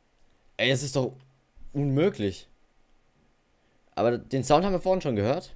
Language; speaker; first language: German; native; German